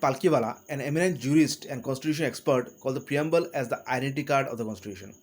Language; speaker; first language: English; non-native, local second language; Assamese